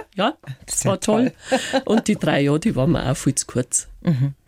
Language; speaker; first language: German; native; German